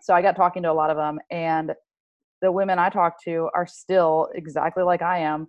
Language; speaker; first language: English; early bilingual, other home language; French